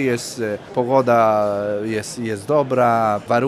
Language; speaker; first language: Polish; non-native, fluent; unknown